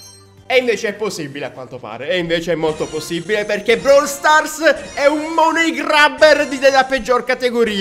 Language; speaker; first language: Italian; native; Italian